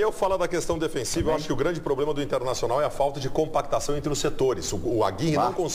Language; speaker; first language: Portuguese; native; Portuguese